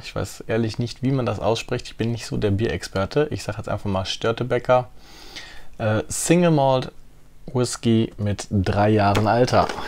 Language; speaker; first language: German; native; German